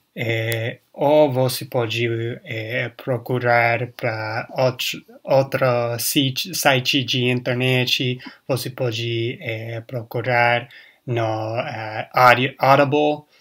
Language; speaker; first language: Portuguese; non-native, learner; English